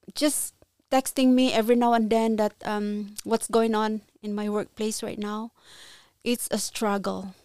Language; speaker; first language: English; non-native, local second language; Cebuano